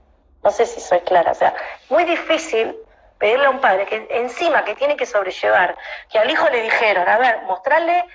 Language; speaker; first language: Spanish; native; Spanish